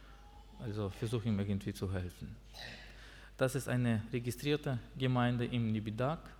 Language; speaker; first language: German; non-native, learner; Russian